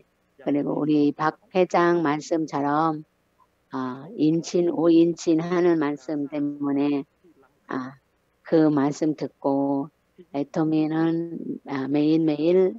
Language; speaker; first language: Korean; non-native, learner; Thai